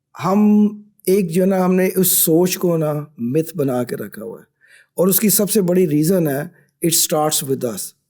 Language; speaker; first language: Urdu; non-native, local second language; Punjabi